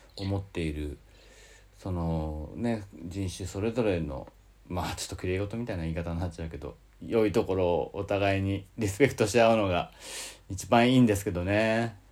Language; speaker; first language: Japanese; native; Japanese